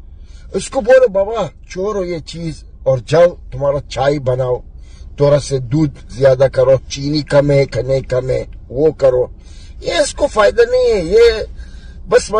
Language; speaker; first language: Hindi; non-native, learner; Arabic